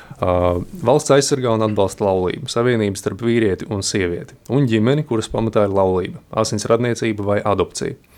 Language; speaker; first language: Latvian; native; Latvian